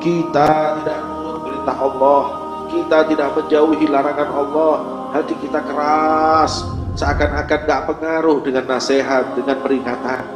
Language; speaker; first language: Indonesian; native; Indonesian